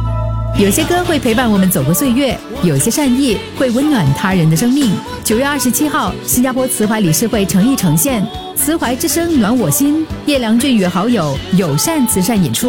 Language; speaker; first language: Chinese; native; Chinese